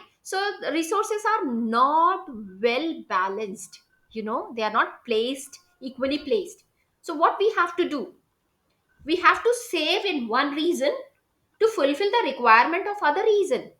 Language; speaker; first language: English; non-native, local second language; Hindi